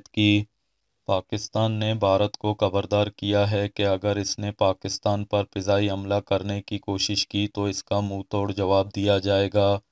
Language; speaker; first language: Urdu; non-native, local second language; Baluchi